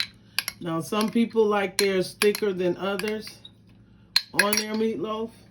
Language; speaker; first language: English; native; English